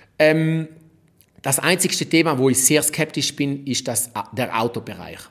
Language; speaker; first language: German; native; German